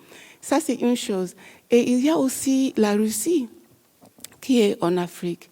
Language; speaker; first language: French; non-native, learner; English